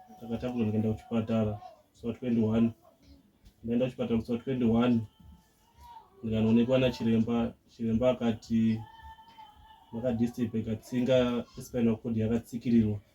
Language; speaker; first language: Shona; native; Shona